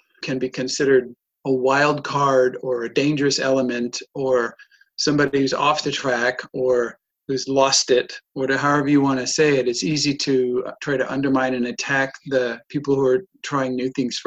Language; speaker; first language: English; native; English